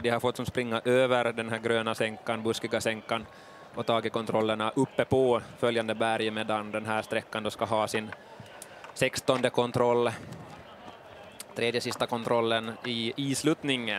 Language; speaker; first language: Swedish; native; Swedish